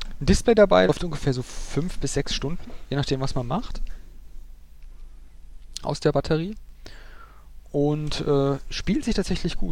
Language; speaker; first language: German; native; German